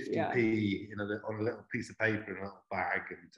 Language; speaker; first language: English; native; English